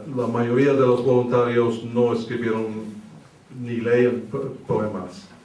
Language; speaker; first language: Spanish; early bilingual, heritage; English